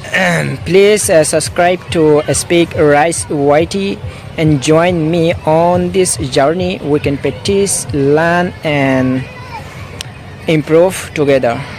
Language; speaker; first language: English; non-native, learner; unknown